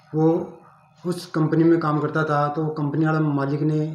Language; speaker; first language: Hindi; native; Hindi